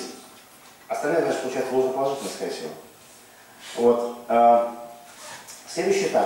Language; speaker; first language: Russian; native; Russian